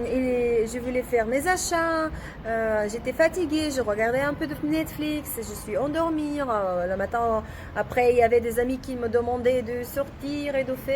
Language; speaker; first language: French; non-native, learner; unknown